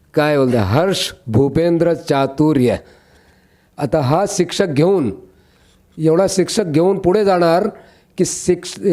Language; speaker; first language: Marathi; non-native, local second language; Urdu